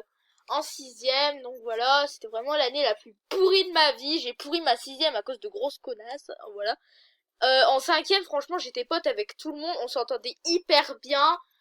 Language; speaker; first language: French; native; French